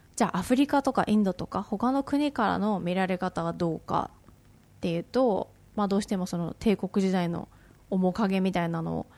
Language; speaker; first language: Japanese; native; Japanese